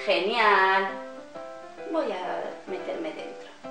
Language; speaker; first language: Spanish; native; Spanish